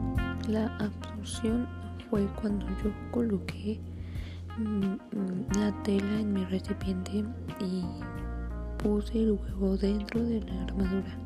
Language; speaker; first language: Spanish; native; Spanish